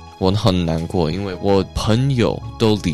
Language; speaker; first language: Chinese; early bilingual, heritage; Chinese